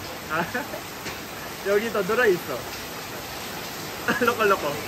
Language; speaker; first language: Korean; non-native, fluent; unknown